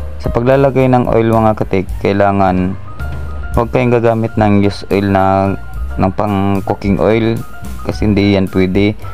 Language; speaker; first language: Filipino; non-native, local second language; Iloko